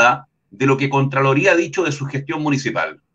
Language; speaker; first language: Spanish; native; Spanish